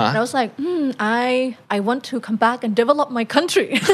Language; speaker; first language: English; non-native, fluent; Thai